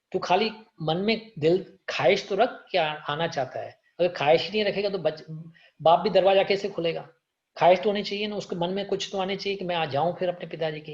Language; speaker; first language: Hindi; native; Hindi